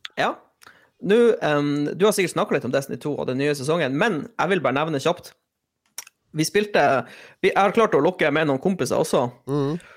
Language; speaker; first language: Norwegian; native; Norwegian